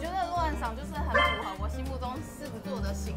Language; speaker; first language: Chinese; native; Chinese